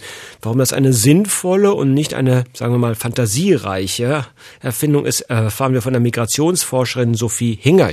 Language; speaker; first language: German; native; German